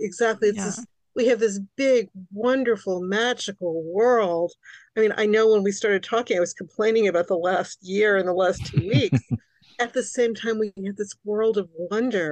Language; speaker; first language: English; early bilingual, other home language; Hungarian